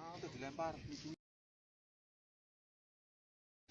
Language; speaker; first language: Indonesian; non-native, local second language; Javanese